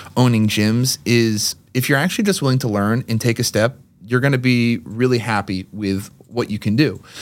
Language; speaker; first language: English; native; English